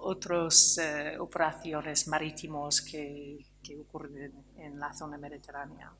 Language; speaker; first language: Spanish; non-native, fluent; English